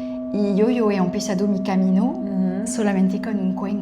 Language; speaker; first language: Spanish; non-native, fluent; French